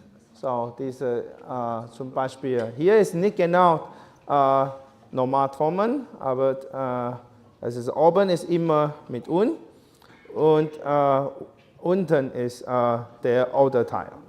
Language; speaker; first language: German; non-native, learner; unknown